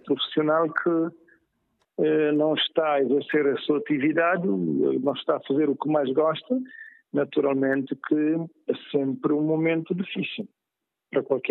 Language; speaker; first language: Portuguese; non-native, local second language; Kabuverdianu